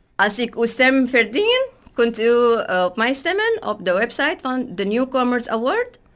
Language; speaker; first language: Dutch; non-native, learner; Arabic